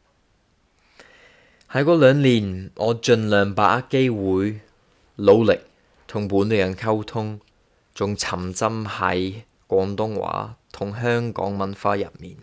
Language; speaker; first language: Cantonese; non-native, fluent; English